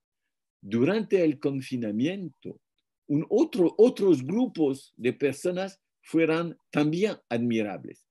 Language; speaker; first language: Spanish; non-native, fluent; French